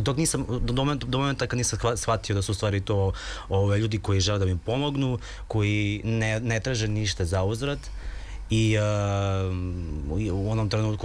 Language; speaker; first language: Serbian; native; Serbian